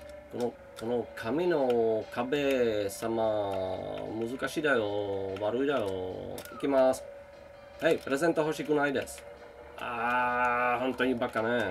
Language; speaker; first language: Japanese; non-native, learner; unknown